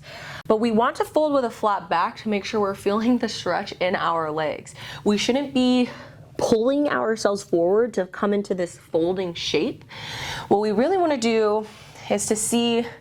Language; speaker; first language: English; native; English